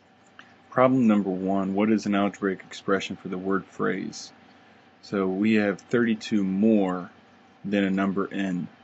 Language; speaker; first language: English; native; English